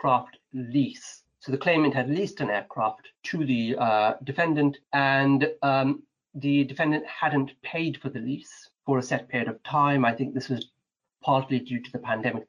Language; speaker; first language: English; native; English